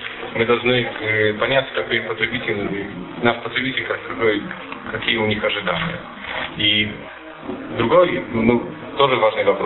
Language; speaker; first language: Russian; non-native, fluent; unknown